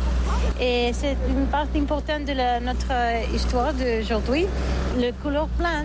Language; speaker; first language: French; non-native, learner; Catalan